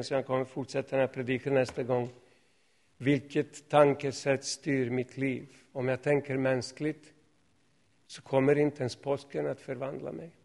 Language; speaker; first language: Swedish; non-native, fluent; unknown